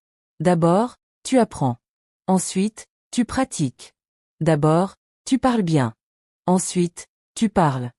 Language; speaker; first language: French; native; French